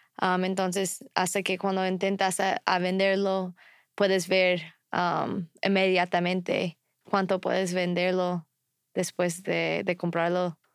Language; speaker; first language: Spanish; non-native, fluent; English